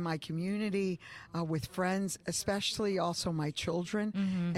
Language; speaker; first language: English; early bilingual, other home language; Spanish